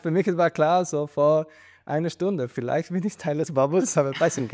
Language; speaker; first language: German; non-native, fluent; Spanish